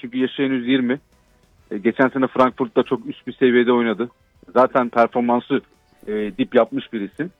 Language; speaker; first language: Turkish; native; Turkish